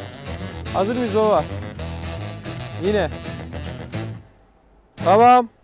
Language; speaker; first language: Turkish; native; Turkish